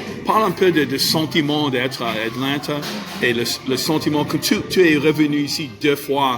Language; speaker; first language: French; non-native, fluent; English